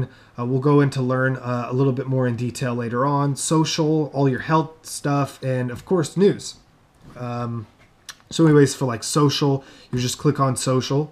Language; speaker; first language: English; native; English